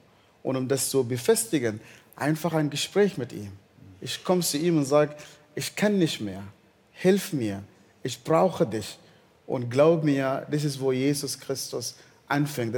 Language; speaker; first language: German; non-native, fluent; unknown